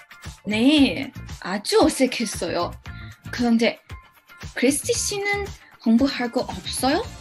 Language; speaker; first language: Korean; non-native, learner; English